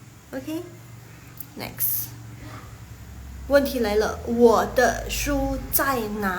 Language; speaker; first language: Chinese; non-native, fluent; Indonesian